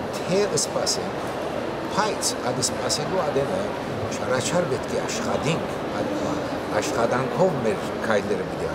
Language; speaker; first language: Armenian; early bilingual, heritage; Armenian